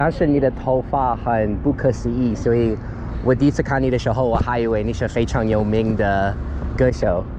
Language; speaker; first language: Chinese; non-native, fluent; English